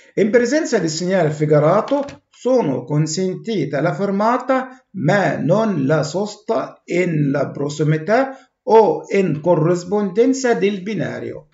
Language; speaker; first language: Italian; non-native, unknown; Arabic